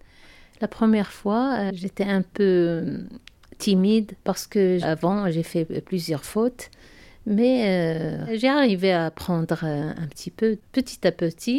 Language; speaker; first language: French; non-native, learner; Arabic